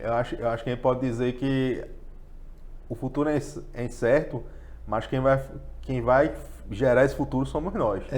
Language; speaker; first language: Portuguese; native; Portuguese